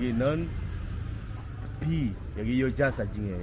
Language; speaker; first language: Korean; non-native, fluent; Indonesian